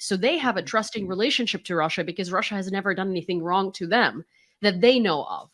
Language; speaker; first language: English; non-native, fluent; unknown